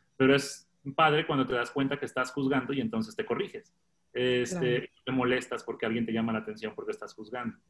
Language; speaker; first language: Spanish; native; Spanish